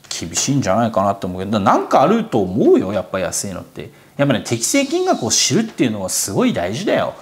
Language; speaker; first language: Japanese; native; Japanese